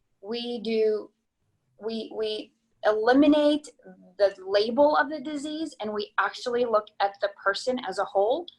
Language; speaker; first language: English; non-native, fluent; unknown